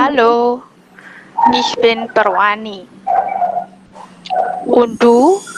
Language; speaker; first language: German; non-native, fluent; Indonesian